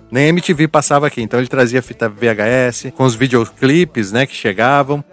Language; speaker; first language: Portuguese; native; Portuguese